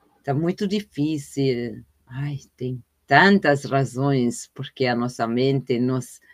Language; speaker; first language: Portuguese; non-native, fluent; German